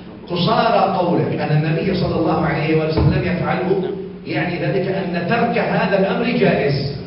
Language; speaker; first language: Arabic; native; Arabic